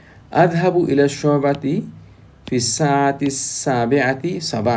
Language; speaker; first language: Arabic; non-native, fluent; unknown